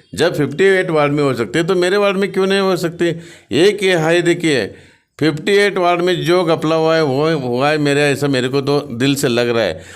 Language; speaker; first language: Hindi; non-native, local second language; Marathi